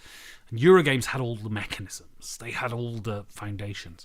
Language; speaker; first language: English; native; English